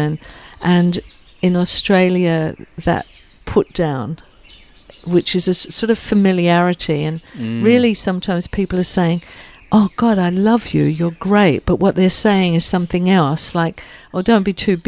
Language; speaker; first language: English; native; English